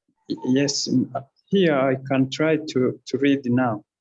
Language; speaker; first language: English; non-native, learner; Kinyarwanda